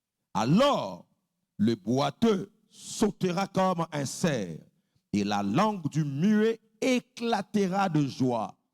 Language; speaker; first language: French; non-native, local second language; Lingala